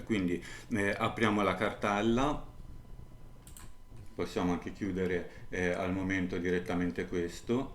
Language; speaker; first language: Italian; native; Italian